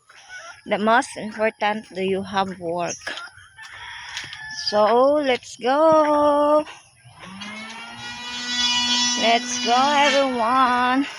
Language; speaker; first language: English; non-native, local second language; Filipino